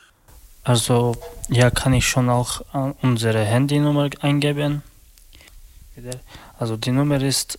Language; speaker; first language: German; non-native, learner; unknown